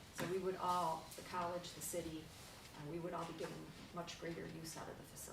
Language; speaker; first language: English; native; English